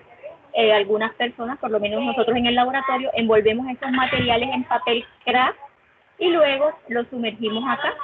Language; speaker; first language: Spanish; native; Spanish